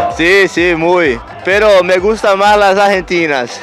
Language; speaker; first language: Spanish; non-native, learner; Portuguese